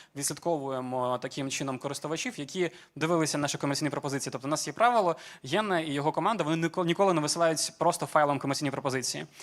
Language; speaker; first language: Ukrainian; early bilingual, other home language; Georgian